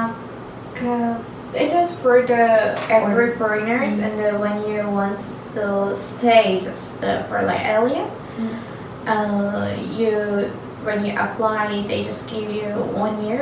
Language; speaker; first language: English; non-native, learner; Turkish